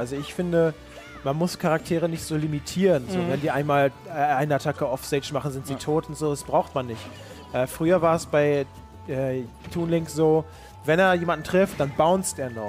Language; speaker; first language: German; native; German